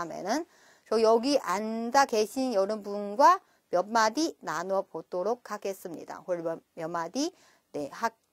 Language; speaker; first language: Korean; non-native, fluent; Chinese